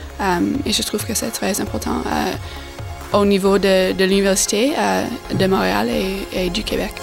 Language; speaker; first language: French; non-native, fluent; English